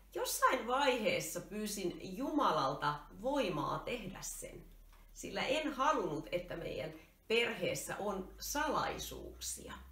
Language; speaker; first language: Finnish; native; Finnish